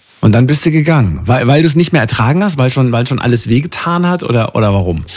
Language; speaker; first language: German; native; German